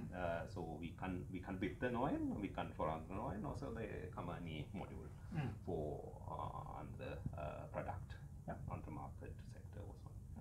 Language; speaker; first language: Norwegian; non-native, learner; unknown